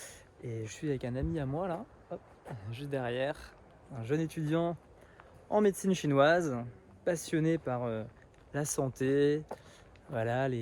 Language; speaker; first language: French; native; French